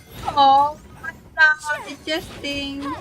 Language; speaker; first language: English; non-native, learner; Vietnamese